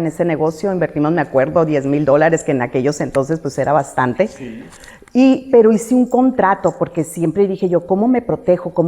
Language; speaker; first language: Spanish; native; Spanish